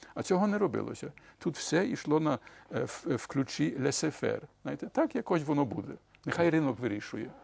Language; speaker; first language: Ukrainian; early bilingual, heritage; Ukrainian